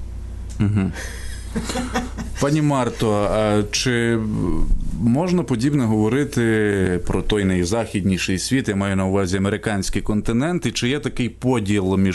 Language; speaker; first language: Ukrainian; native; Ukrainian